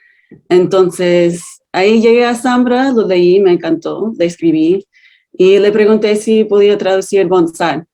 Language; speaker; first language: Spanish; non-native, fluent; English